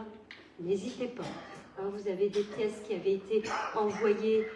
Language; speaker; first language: French; native; French